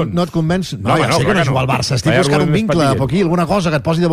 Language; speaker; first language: Catalan; native; Catalan